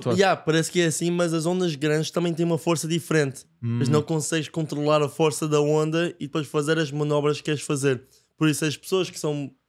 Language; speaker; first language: Portuguese; non-native, fluent; English